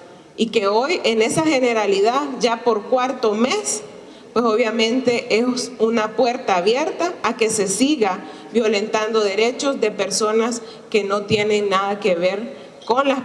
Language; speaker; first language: Spanish; native; Spanish